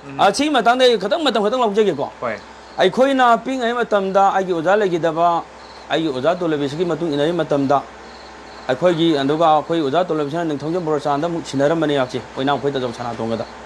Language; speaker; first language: Manipuri; native; Manipuri